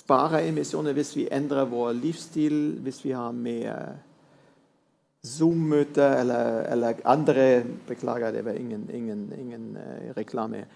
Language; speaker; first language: Norwegian; non-native, fluent; German